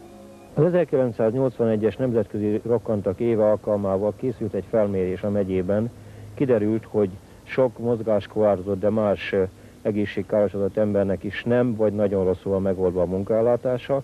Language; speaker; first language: Hungarian; native; Hungarian